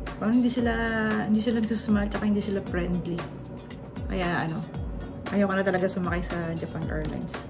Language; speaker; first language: Filipino; native; Filipino